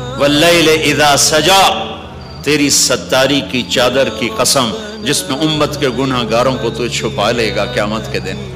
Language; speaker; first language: Urdu; non-native, local second language; Punjabi